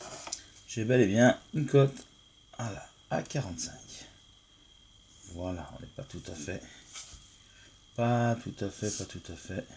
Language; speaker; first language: French; native; French